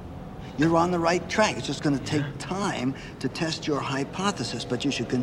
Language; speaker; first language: English; early bilingual, other home language; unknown